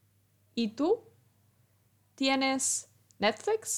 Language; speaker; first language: Spanish; non-native, fluent; English